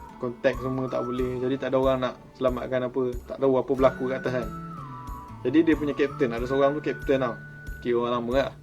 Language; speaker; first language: Malay; native; Malay